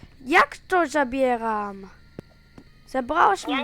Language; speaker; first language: Polish; early bilingual, heritage; Polish